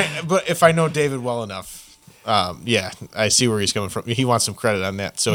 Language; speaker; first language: English; native; English